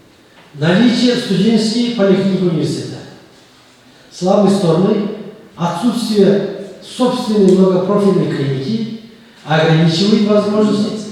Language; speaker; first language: Russian; non-native, local second language; Kazakh